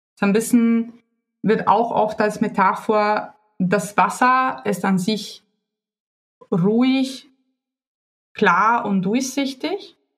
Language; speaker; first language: German; non-native, fluent; Italian